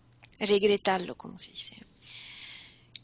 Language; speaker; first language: Spanish; non-native, fluent; French